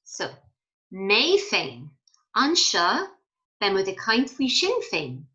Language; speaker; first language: Irish; non-native, fluent; English